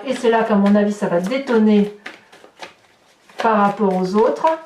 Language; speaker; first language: French; native; French